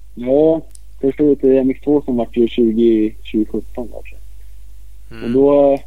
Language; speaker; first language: Swedish; native; Swedish